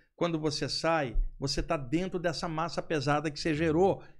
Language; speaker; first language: Portuguese; native; Portuguese